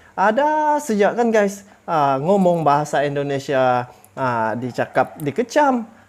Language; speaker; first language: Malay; native; Malay